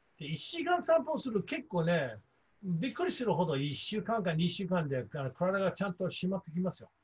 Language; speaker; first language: Japanese; non-native, fluent; English